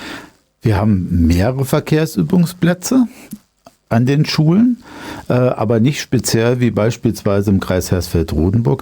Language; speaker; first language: German; native; German